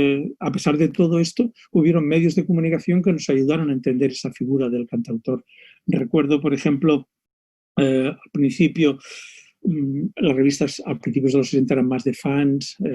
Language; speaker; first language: Spanish; native; Spanish